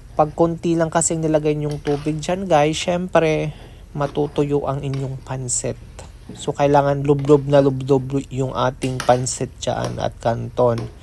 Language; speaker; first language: Filipino; non-native, local second language; Waray